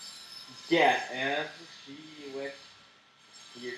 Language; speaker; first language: English; non-native, learner; Portuguese